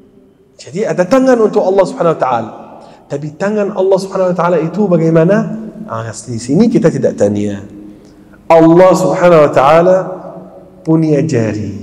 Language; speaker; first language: Indonesian; non-native, fluent; Arabic